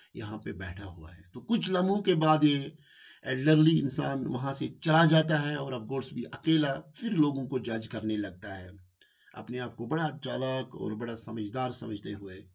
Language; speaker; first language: Urdu; non-native, local second language; Kashmiri